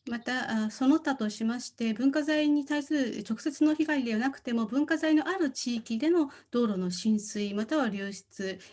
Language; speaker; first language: Japanese; non-native, fluent; Korean